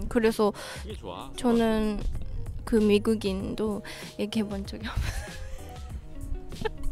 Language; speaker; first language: Korean; non-native, fluent; Japanese